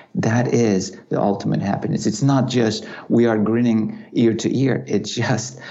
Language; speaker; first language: English; non-native, fluent; Turkish